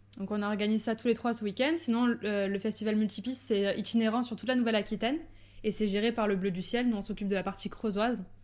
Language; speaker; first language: French; native; French